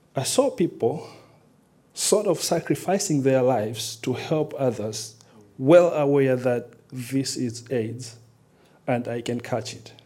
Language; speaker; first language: English; non-native, local second language; Nyanja